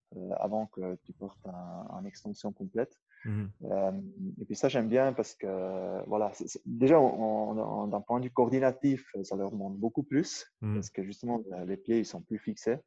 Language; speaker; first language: French; non-native, fluent; German